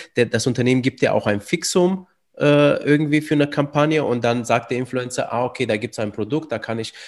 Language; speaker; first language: German; early bilingual, other home language; Romanian